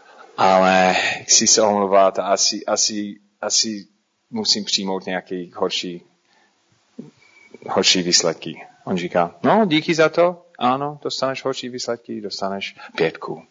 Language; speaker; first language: Czech; non-native, fluent; English